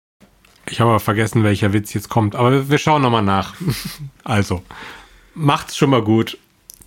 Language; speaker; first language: German; native; German